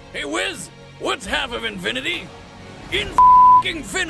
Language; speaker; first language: English; native; English